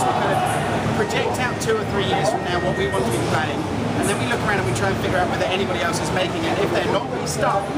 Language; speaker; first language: English; native; English